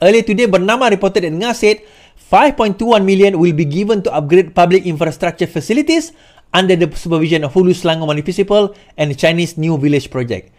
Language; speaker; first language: English; non-native, local second language; Malay